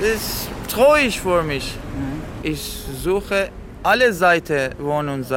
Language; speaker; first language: German; non-native, learner; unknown